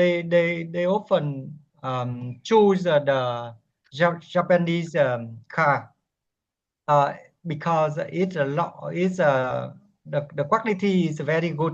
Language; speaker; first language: English; non-native, learner; Vietnamese